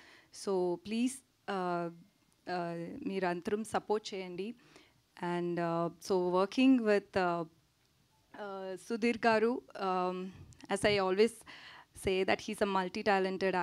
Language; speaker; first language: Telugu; non-native, local second language; Tamil